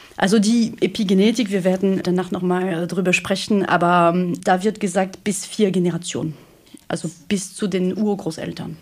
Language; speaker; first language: German; non-native, fluent; French